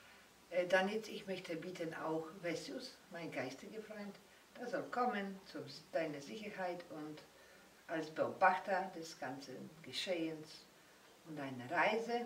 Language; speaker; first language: German; non-native, learner; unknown